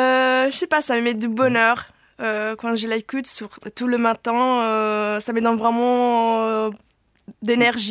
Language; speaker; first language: French; non-native, fluent; Italian